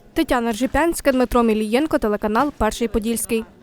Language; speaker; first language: Ukrainian; native; Ukrainian